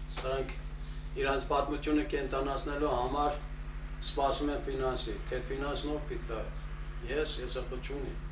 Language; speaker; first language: Armenian; early bilingual, heritage; Armenian